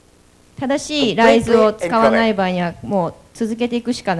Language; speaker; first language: Japanese; native; Japanese